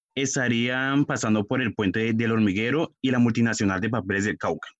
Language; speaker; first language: Spanish; native; Spanish